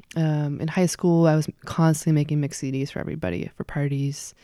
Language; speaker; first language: English; native; English